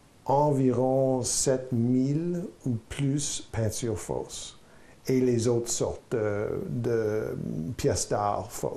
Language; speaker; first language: French; non-native, local second language; English